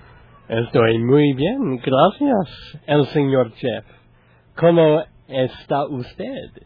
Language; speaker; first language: Spanish; non-native, learner; English